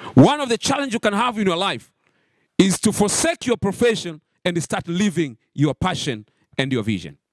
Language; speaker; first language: English; non-native, local second language; Swahili